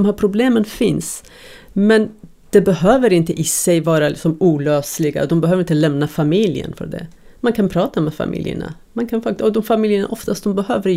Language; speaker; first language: Swedish; non-native, fluent; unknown